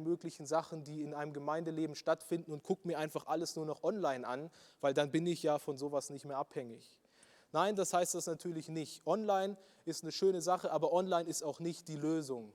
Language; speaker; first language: German; native; German